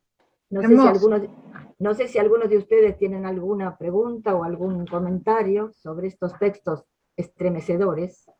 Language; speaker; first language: Spanish; native; Spanish